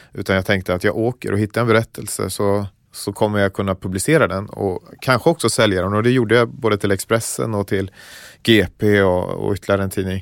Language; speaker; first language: Swedish; native; Swedish